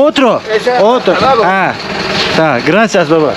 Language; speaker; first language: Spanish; non-native, learner; Turkish